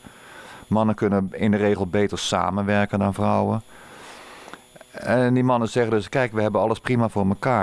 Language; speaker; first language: Dutch; native; Dutch